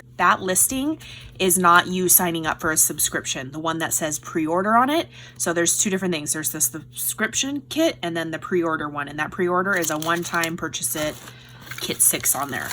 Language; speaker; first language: English; native; English